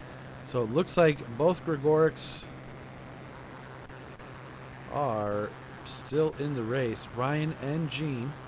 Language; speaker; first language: English; native; English